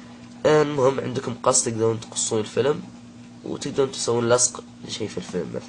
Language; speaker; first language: Arabic; native; Arabic